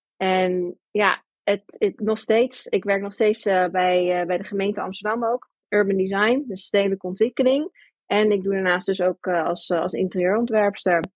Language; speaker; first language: Dutch; early bilingual, heritage; Dutch